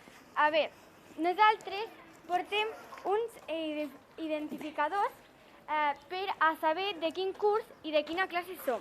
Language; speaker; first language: Catalan; non-native, learner; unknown